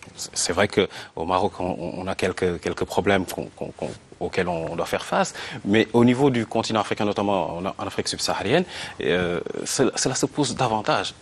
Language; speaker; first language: French; non-native, local second language; Arabic